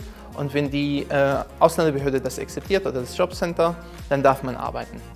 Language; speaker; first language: German; non-native, fluent; Arabic